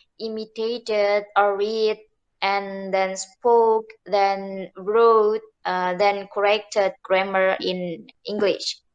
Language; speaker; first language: English; non-native, learner; Indonesian